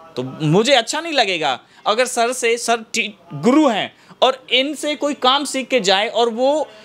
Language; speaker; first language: Hindi; native; Hindi